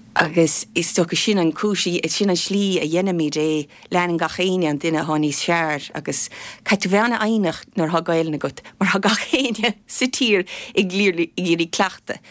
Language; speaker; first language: Irish; non-native, local second language; English